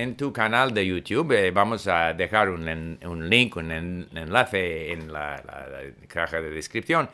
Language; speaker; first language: Spanish; non-native, fluent; English